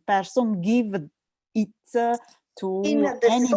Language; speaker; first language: English; non-native, learner; Italian